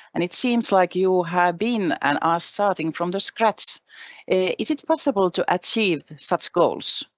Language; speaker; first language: English; non-native, fluent; Finnish